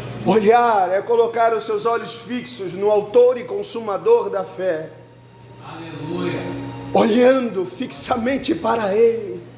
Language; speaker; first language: Portuguese; native; Portuguese